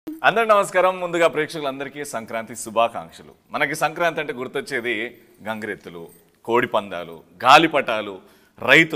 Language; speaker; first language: Telugu; native; Telugu